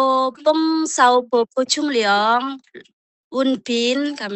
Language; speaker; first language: Chinese; non-native, learner; Indonesian